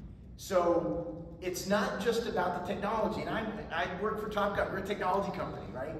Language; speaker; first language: English; native; English